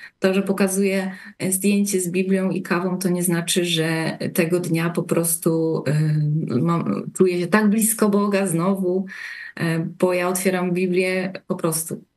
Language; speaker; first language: Polish; native; Polish